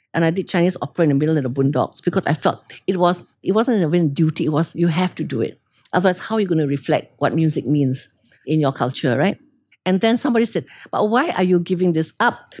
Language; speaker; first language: English; native; English